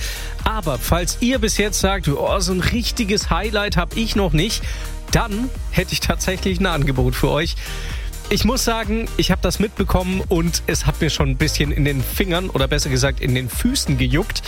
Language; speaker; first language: German; native; German